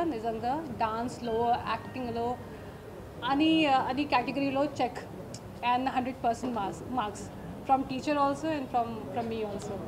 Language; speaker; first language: Telugu; non-native, learner; Hindi